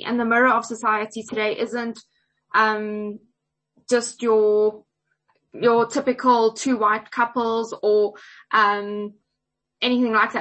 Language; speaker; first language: English; native; English